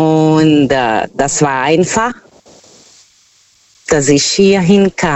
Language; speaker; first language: German; non-native, fluent; Portuguese